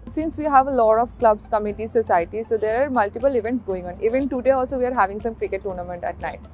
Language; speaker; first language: English; non-native, local second language; Bangla